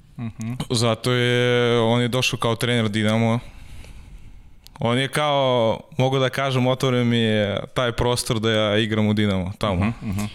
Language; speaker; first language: Serbian; non-native, learner; Russian